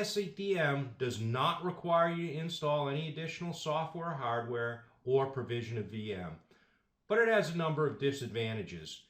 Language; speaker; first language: English; native; English